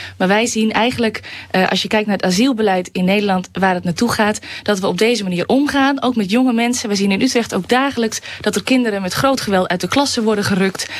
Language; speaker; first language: Dutch; native; Dutch